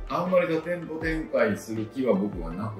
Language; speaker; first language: Japanese; native; Japanese